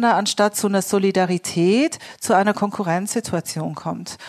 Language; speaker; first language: German; native; German